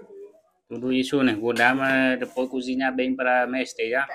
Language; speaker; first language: Portuguese; non-native, learner; Vietnamese